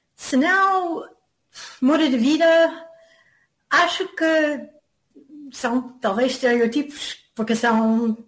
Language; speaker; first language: Portuguese; non-native, fluent; English